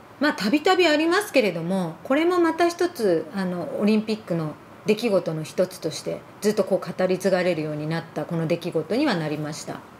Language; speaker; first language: Japanese; early bilingual, other home language; Arabic